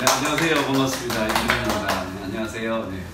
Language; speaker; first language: Korean; native; Korean